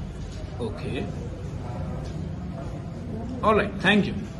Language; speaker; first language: English; non-native, local second language; Hindi